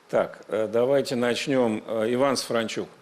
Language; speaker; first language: Russian; native; Russian